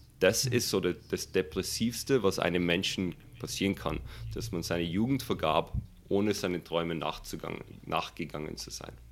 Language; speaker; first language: German; early bilingual, other home language; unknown